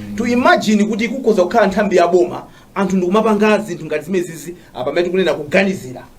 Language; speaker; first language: Nyanja; native; Nyanja